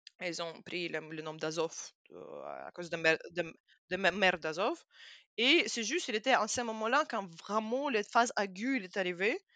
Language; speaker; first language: French; non-native, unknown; Russian